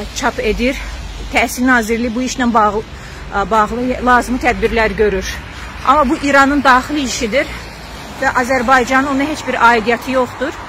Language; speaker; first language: Azerbaijani; non-native, local second language; Talysh